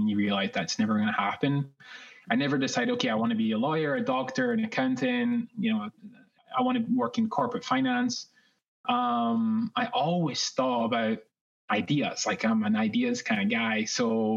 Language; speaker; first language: English; native; English